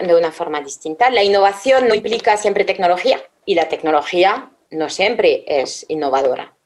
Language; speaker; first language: Spanish; non-native, fluent; French